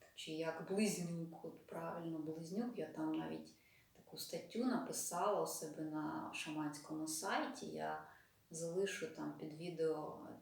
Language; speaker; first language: Ukrainian; non-native, local second language; Russian